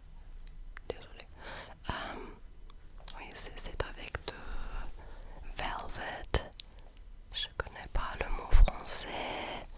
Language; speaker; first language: French; non-native, learner; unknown